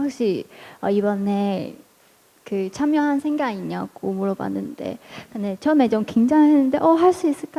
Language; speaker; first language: Korean; non-native, fluent; Chinese